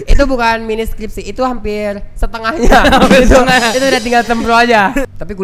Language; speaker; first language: Indonesian; native; Indonesian